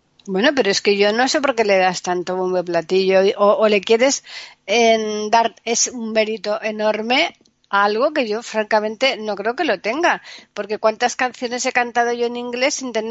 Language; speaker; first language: Spanish; native; Spanish